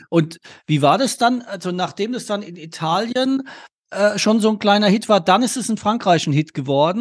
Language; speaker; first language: German; native; German